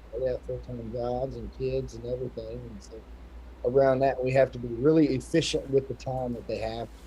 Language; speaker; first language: English; native; English